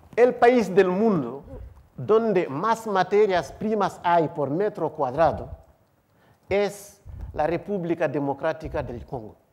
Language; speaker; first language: Spanish; non-native, fluent; Wolof